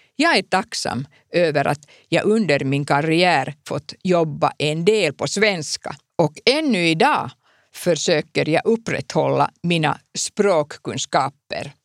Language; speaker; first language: Swedish; non-native, local second language; Finnish